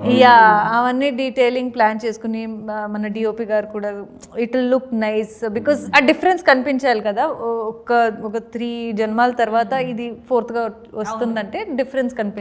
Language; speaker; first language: Telugu; non-native, learner; Kannada